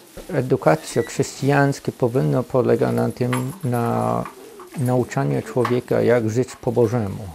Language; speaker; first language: Polish; non-native, fluent; English